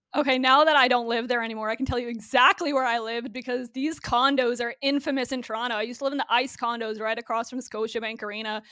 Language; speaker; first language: English; native; English